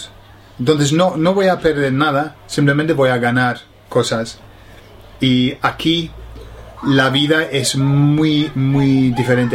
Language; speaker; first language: Spanish; non-native, fluent; English